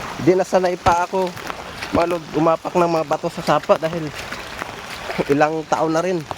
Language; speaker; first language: Filipino; non-native, local second language; Cebuano